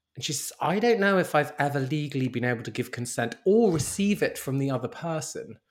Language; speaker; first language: English; native; English